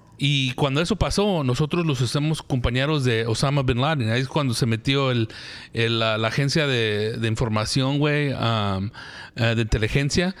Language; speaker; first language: Spanish; early bilingual, heritage; Spanish